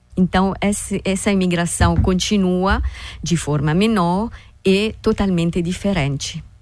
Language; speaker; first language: Portuguese; non-native, fluent; Italian